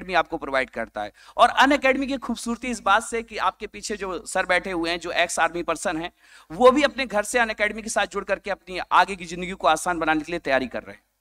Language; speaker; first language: Hindi; native; Hindi